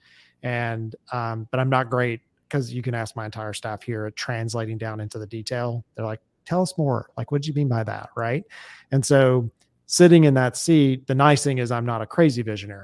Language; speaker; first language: English; native; English